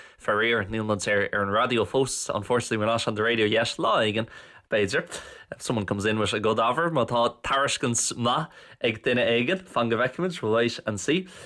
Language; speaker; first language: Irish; non-native, local second language; English